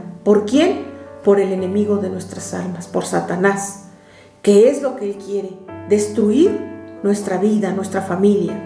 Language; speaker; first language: Spanish; native; Spanish